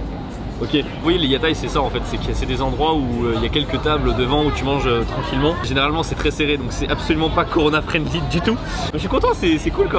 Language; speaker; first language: French; native; French